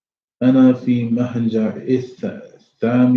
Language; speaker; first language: Arabic; non-native, learner; English